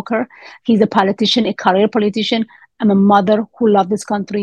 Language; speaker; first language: English; early bilingual, other home language; Amharic